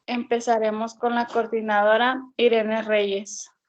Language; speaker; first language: Spanish; native; Spanish